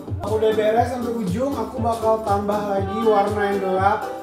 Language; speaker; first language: Indonesian; early bilingual, heritage; Indonesian